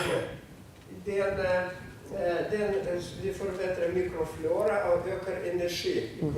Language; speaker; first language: Swedish; non-native, fluent; Russian